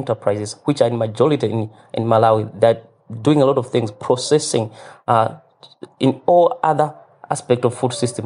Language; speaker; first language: English; non-native, local second language; Nyanja